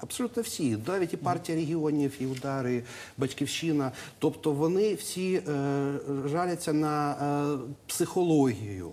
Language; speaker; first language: Ukrainian; native; Ukrainian